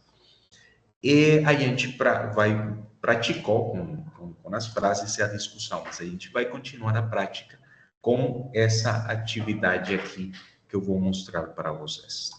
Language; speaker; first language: Portuguese; non-native, fluent; Spanish